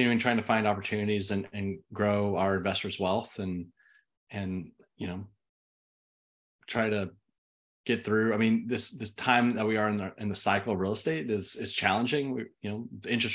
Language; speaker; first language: English; native; English